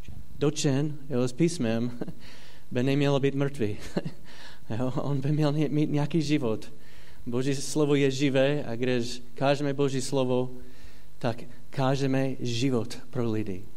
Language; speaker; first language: Czech; non-native, fluent; English